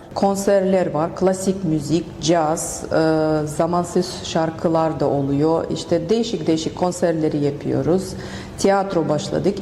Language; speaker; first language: Turkish; non-native, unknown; Russian